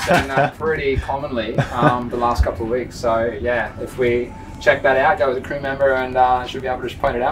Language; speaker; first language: English; native; English